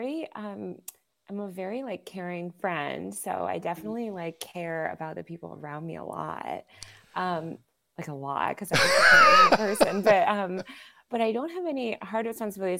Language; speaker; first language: English; native; English